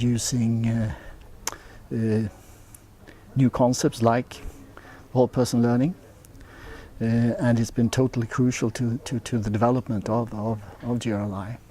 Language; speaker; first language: English; non-native, fluent; Swedish